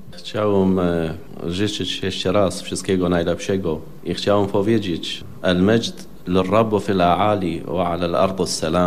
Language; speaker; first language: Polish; non-native, fluent; Arabic